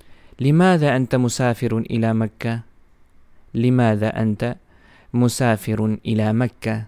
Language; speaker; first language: Arabic; non-native, fluent; Urdu